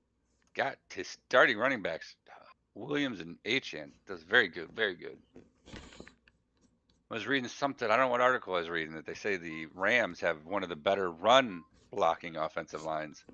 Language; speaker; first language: English; native; English